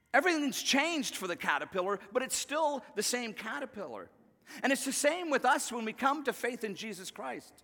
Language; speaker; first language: English; native; English